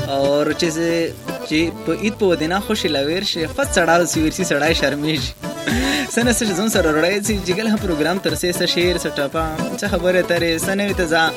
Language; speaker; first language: Pashto; non-native, local second language; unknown